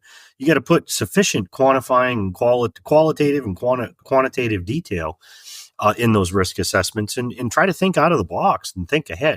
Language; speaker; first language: English; native; English